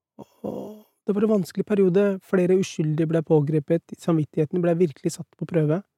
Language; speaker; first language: Norwegian; early bilingual, other home language; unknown